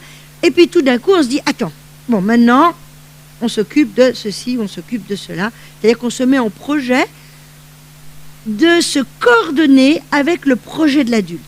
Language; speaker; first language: French; native; French